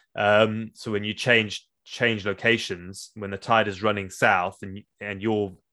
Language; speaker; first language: English; native; English